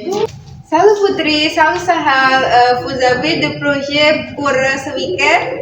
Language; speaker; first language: French; non-native, learner; Indonesian